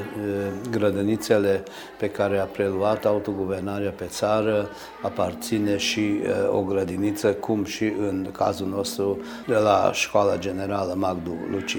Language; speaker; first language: Romanian; early bilingual, heritage; Romanian